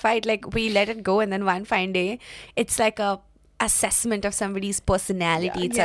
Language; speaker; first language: English; non-native, local second language; Hindi